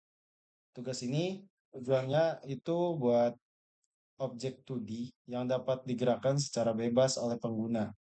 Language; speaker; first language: Indonesian; native; Indonesian